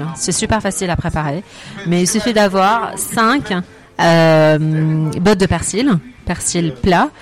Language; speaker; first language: French; non-native, fluent; Arabic